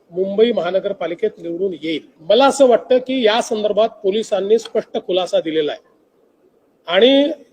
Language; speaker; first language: Marathi; native; Marathi